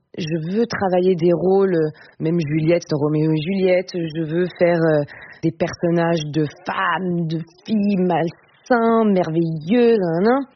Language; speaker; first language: French; native; French